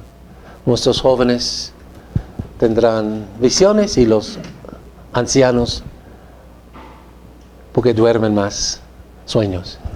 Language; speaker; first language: Spanish; non-native, fluent; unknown